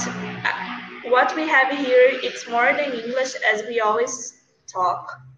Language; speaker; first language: English; non-native, learner; Portuguese